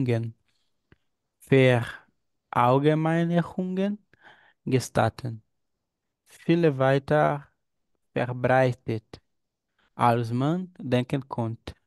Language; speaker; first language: German; non-native, learner; Portuguese